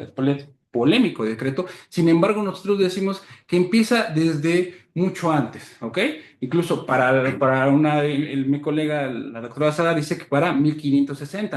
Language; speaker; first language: Spanish; native; Spanish